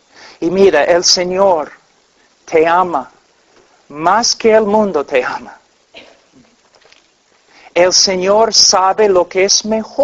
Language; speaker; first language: Spanish; non-native, fluent; English